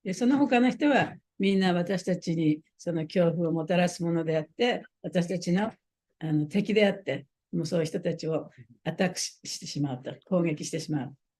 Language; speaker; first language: Japanese; native; Japanese